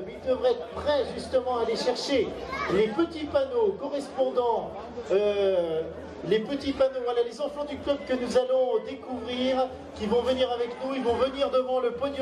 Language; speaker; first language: French; native; French